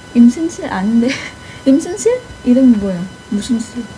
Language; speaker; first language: Korean; non-native, learner; Indonesian